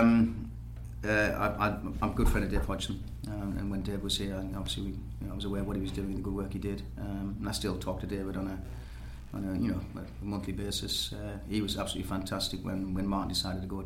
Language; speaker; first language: English; native; English